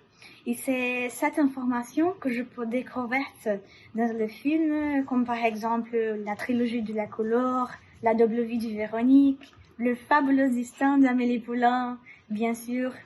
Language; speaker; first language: French; non-native, learner; Portuguese